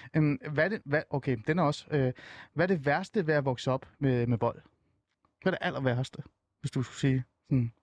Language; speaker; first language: Danish; early bilingual, other home language; Persian